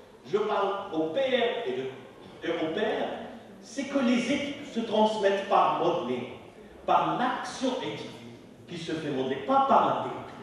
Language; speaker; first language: French; non-native, local second language; Arabic